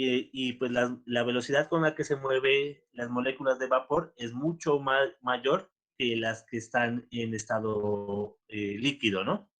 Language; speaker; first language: Spanish; native; Spanish